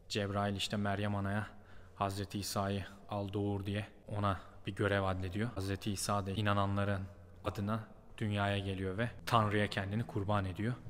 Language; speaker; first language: Turkish; native; Turkish